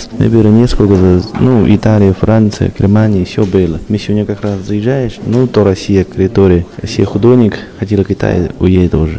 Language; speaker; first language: Russian; non-native, learner; Chinese